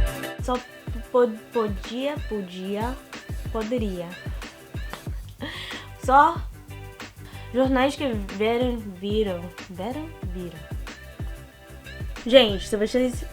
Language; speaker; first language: Portuguese; non-native, learner; English